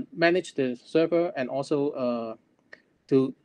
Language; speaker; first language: English; non-native, local second language; Cantonese